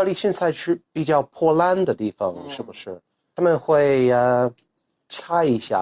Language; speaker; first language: Chinese; non-native, fluent; English